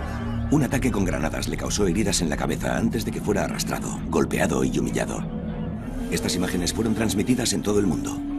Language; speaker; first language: Spanish; native; Spanish